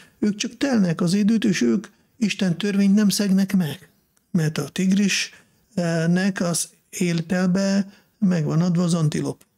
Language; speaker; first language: Hungarian; non-native, fluent; Russian